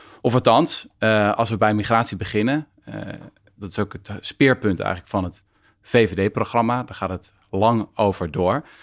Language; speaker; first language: Dutch; native; Dutch